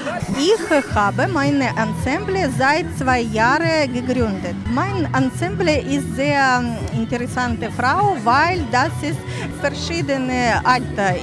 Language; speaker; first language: German; non-native, learner; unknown